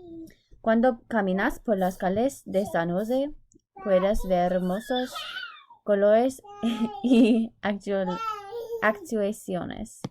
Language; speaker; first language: Spanish; non-native, learner; English